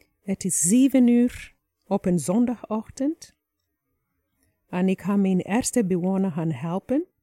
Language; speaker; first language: Dutch; non-native, fluent; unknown